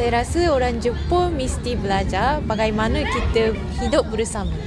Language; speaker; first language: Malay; non-native, fluent; Japanese